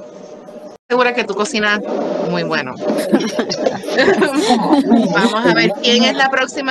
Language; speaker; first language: Spanish; native; Spanish